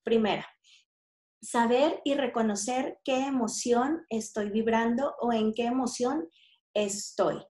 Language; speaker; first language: Spanish; native; Spanish